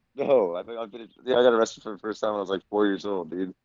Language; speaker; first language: English; native; English